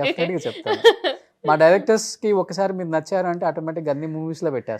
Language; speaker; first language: Telugu; native; Telugu